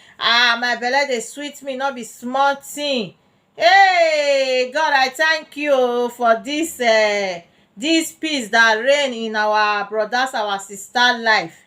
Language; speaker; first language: Nigerian Pidgin; non-native, local second language; Bini